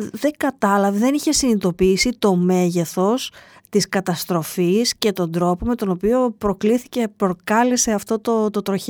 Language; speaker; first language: Greek; native; Greek